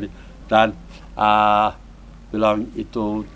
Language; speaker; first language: Indonesian; non-native, learner; English